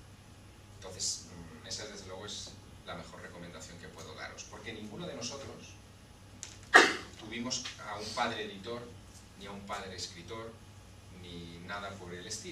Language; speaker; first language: Spanish; native; Spanish